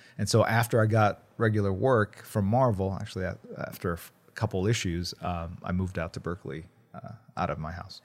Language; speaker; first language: English; early bilingual, other home language; Korean